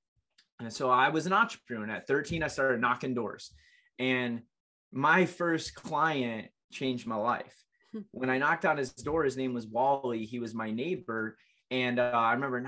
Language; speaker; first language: English; native; English